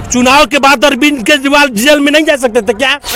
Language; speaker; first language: Hindi; native; Hindi